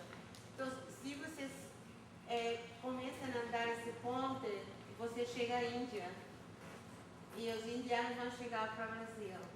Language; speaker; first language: Portuguese; non-native, fluent; Spanish